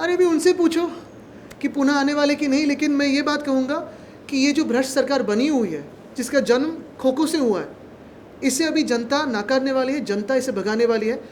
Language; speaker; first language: Hindi; non-native, local second language; Marathi